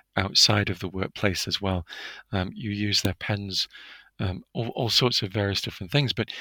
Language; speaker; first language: English; native; English